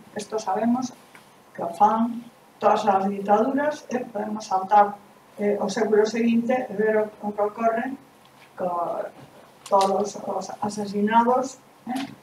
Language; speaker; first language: Galician; non-native, local second language; Spanish